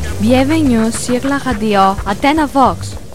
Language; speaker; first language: French; non-native, learner; Greek